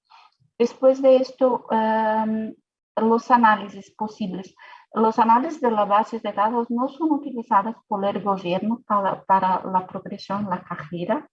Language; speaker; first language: Spanish; non-native, fluent; Portuguese